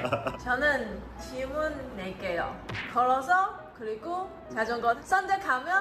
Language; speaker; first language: Korean; non-native, learner; Chinese